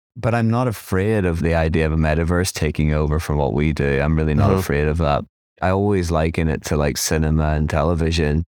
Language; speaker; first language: English; native; English